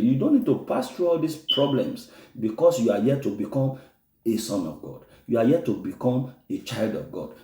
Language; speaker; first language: English; non-native, local second language; Yoruba